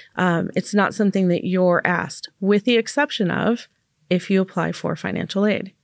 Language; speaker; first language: English; native; English